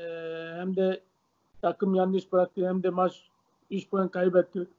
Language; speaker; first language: Turkish; non-native, learner; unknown